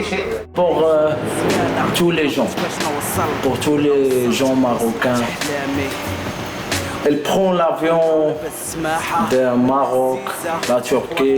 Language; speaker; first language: French; non-native, local second language; Arabic